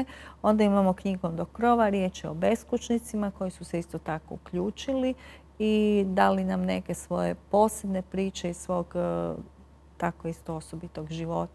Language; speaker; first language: Croatian; native; Croatian